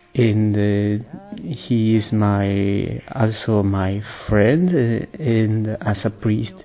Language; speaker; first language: English; non-native, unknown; Spanish